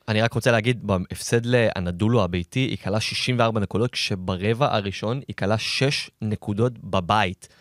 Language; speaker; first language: Hebrew; native; Hebrew